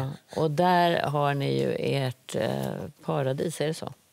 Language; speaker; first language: Swedish; native; Swedish